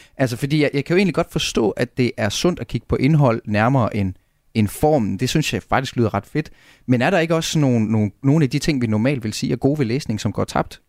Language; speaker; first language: Danish; native; Danish